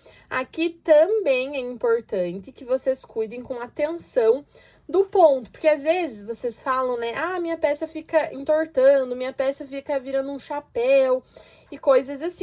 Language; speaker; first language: Portuguese; native; Portuguese